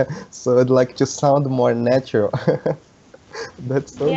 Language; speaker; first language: English; non-native, learner; Portuguese